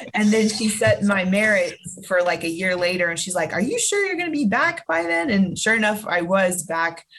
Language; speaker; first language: English; native; English